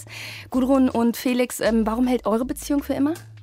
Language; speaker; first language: German; native; German